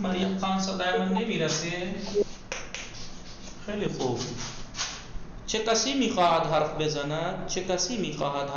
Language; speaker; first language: Persian; non-native, fluent; Urdu